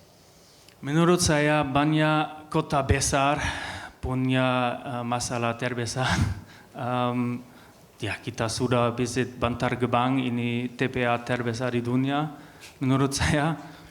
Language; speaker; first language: Indonesian; non-native, learner; German